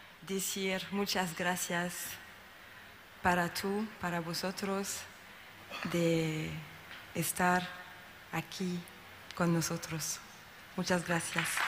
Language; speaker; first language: Spanish; non-native, learner; French